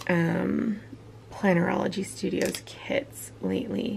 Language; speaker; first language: English; native; English